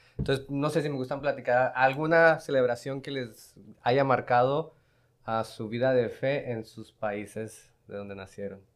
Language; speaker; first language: Spanish; native; Spanish